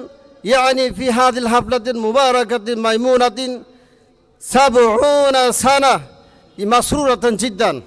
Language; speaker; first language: Arabic; non-native, learner; Bangla